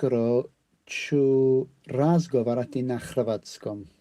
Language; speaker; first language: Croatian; non-native, learner; English